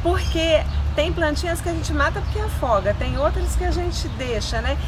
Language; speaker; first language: Portuguese; native; Portuguese